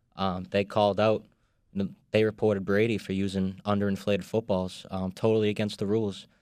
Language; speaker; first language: English; native; English